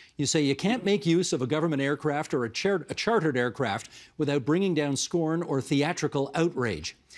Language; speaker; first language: English; native; English